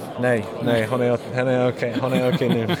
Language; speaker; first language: Swedish; non-native, learner; English